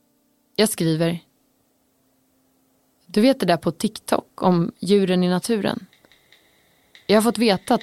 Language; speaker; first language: Swedish; native; Swedish